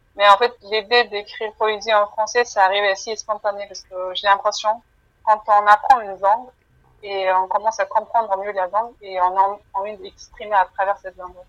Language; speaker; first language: French; non-native, fluent; Mongolian